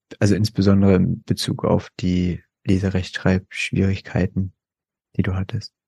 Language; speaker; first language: German; native; German